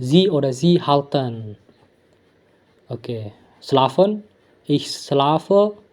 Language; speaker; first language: German; non-native, fluent; Indonesian